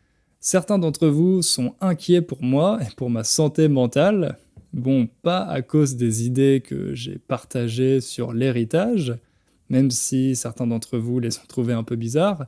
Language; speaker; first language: French; native; French